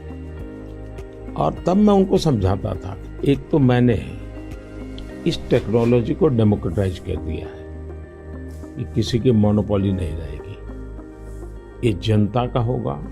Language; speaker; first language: Hindi; native; Hindi